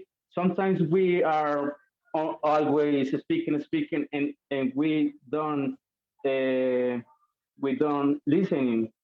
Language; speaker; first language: English; non-native, learner; Spanish